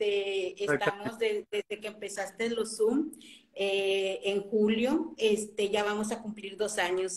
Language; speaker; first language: Spanish; native; Spanish